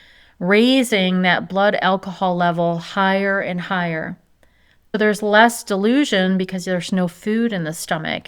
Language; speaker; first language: English; native; English